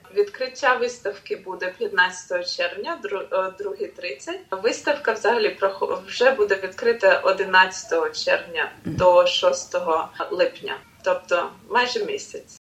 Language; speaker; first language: Ukrainian; native; Ukrainian